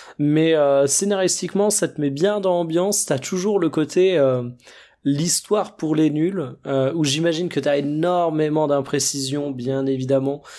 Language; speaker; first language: French; native; French